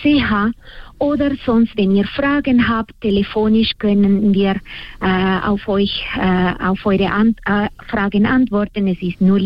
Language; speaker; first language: German; non-native, fluent; Spanish